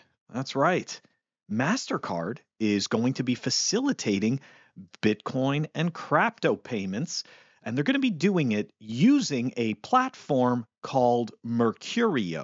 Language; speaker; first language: English; native; English